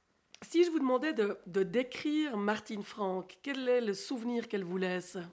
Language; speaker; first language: French; native; French